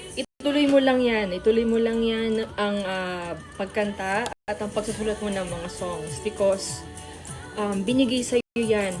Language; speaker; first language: Filipino; native; Filipino